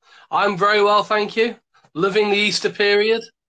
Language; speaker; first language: English; native; English